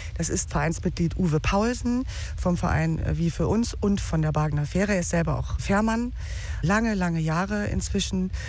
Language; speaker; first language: German; native; German